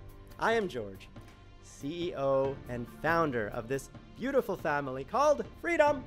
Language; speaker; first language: English; native; English